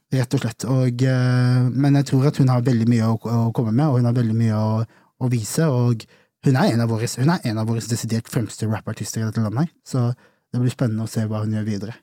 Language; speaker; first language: Norwegian; early bilingual, other home language; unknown